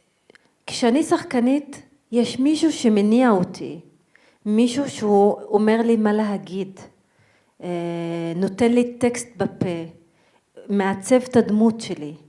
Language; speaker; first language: Hebrew; non-native, local second language; Arabic